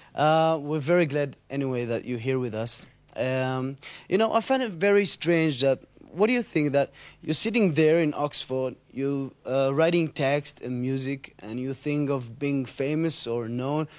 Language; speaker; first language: English; non-native, fluent; Hebrew